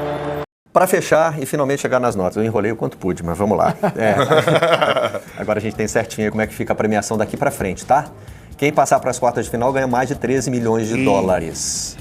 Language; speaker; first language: Portuguese; native; Portuguese